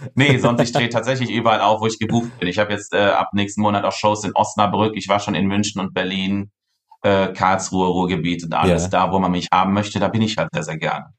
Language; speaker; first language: German; native; German